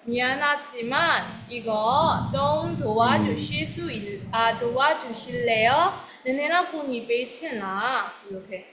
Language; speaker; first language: Korean; non-native, fluent; Burmese